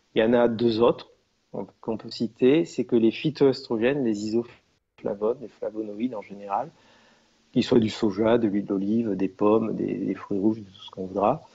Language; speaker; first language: French; native; French